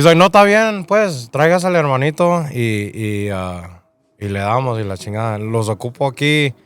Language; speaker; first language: Spanish; early bilingual, heritage; Spanish